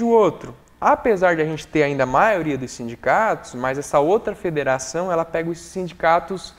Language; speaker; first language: Portuguese; native; Portuguese